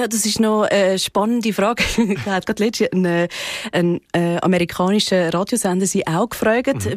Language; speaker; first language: German; native; German